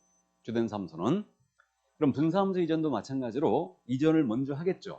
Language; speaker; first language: Korean; native; Korean